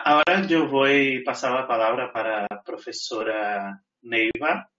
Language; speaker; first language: Spanish; non-native, fluent; Portuguese